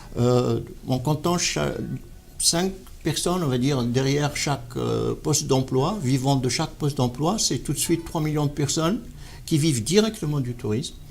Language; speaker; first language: French; non-native, local second language; Arabic